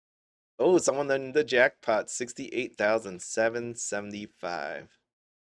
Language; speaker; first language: English; native; English